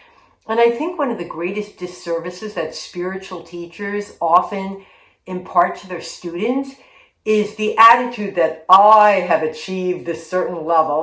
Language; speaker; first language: English; native; English